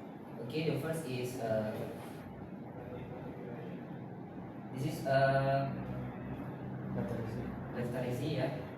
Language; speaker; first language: English; non-native, learner; Indonesian